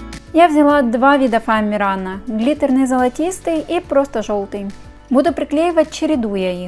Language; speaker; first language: Russian; native; Russian